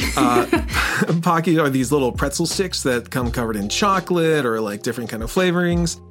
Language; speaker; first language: English; native; English